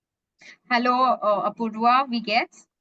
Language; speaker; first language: German; non-native, learner; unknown